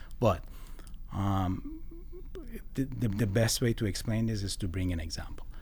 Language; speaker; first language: English; non-native, fluent; Persian